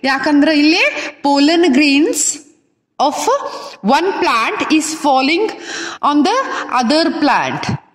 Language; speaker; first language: English; non-native, local second language; Kannada